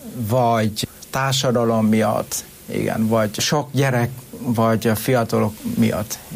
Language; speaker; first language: Hungarian; non-native, learner; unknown